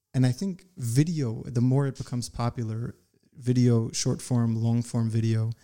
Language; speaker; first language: English; native; English